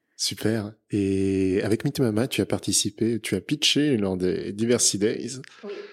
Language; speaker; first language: French; native; French